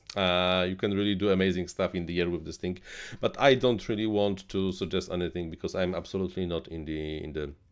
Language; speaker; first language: English; non-native, fluent; Polish